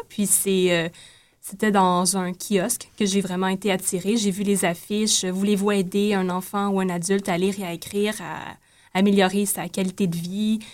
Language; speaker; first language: French; native; French